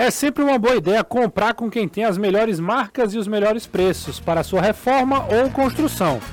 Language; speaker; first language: Portuguese; native; Portuguese